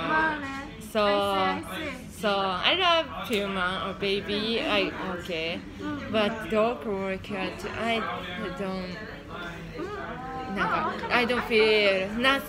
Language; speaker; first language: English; non-native, learner; Japanese